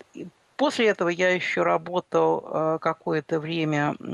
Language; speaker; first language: Russian; native; Russian